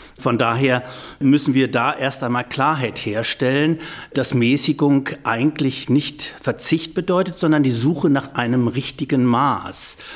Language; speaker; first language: German; native; German